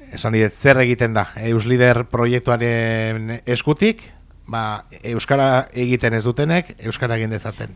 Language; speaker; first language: Basque; native; Basque